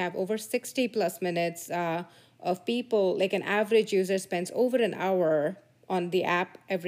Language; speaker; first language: English; non-native, local second language; Tamil